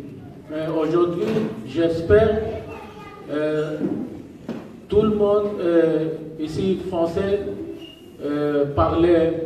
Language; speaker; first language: French; non-native, learner; Rohingya